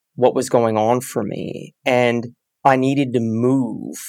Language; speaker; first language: English; native; English